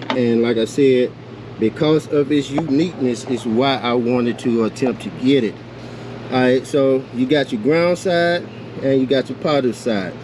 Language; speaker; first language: English; native; English